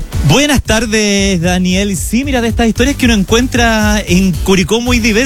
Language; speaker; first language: Spanish; native; Spanish